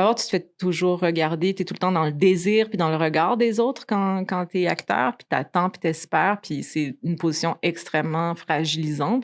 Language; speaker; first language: French; native; French